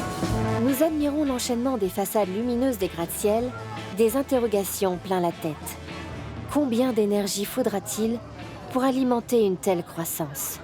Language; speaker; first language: French; native; French